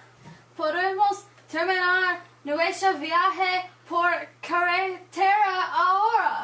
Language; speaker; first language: Spanish; non-native, learner; English